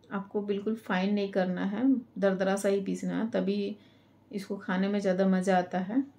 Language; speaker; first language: Hindi; native; Hindi